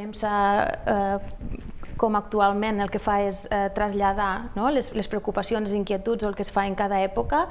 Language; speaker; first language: Catalan; native; Catalan